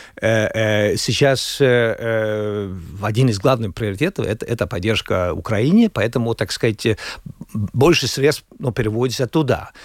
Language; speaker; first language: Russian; non-native, fluent; Swedish